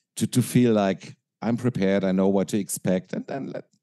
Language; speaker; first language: English; non-native, fluent; German